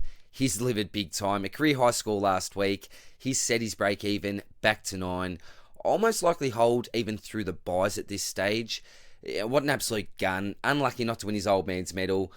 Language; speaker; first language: English; native; English